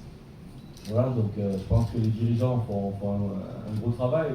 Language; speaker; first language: French; native; French